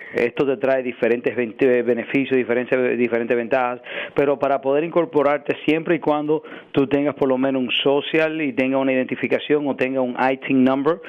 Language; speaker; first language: Spanish; early bilingual, heritage; Spanish